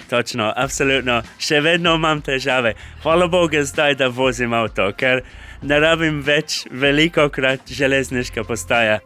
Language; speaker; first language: Slovenian; non-native, fluent; English